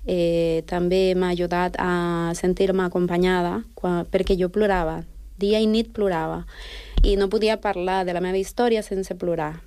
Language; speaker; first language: Catalan; non-native, fluent; Spanish